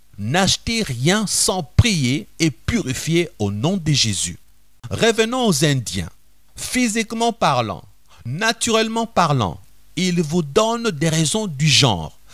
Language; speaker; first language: French; non-native, local second language; Lingala